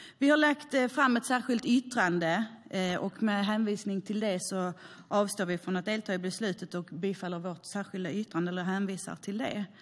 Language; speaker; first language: Swedish; native; Swedish